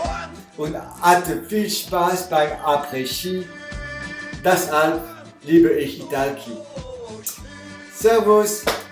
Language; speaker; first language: German; non-native, learner; French